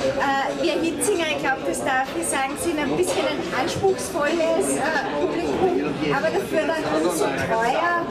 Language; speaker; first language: German; native; German